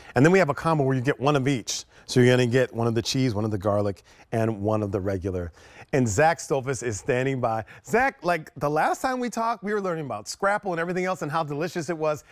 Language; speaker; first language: English; native; English